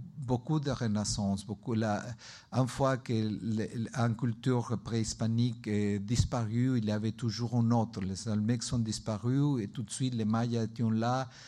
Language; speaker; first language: French; non-native, learner; Spanish